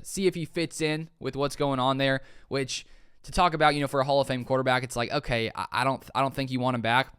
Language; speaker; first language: English; native; English